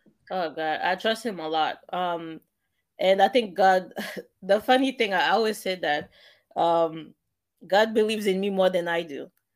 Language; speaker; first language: English; non-native, fluent; French